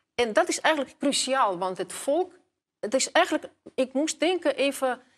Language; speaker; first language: Dutch; non-native, fluent; Russian